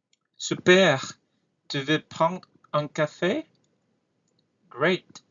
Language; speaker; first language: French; non-native, learner; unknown